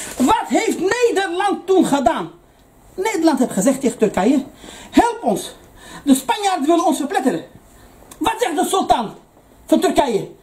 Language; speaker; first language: Dutch; early bilingual, other home language; Arabic